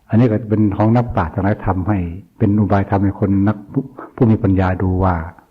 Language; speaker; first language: Thai; non-native, local second language; Northeastern Thai